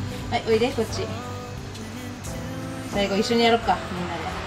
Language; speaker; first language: Japanese; early bilingual, heritage; Japanese